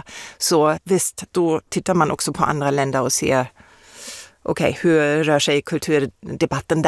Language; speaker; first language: Swedish; non-native, fluent; German